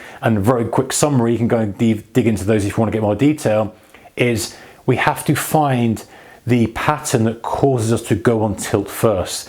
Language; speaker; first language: English; native; English